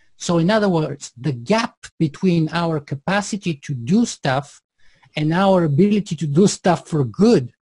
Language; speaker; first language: English; non-native, fluent; Bulgarian